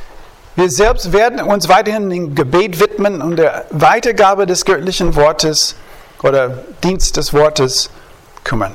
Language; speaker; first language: German; non-native, fluent; English